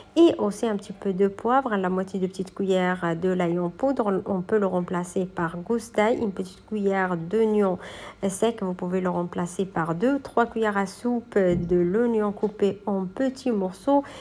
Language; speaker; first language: French; non-native, local second language; Arabic